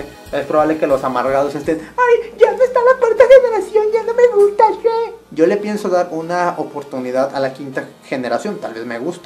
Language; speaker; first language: Spanish; native; Spanish